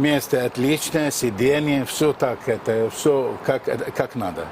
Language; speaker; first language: Ukrainian; non-native, learner; Arabic